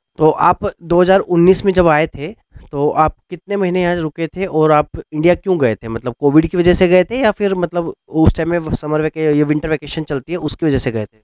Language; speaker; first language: Hindi; native; Hindi